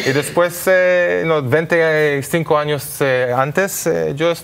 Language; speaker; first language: Spanish; non-native, learner; Hebrew